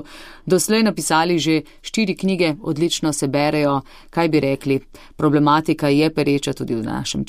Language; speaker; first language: Slovenian; native; Slovenian